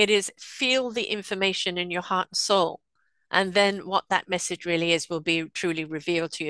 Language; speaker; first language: English; native; English